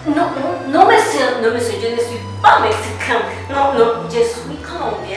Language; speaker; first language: French; non-native, learner; Spanish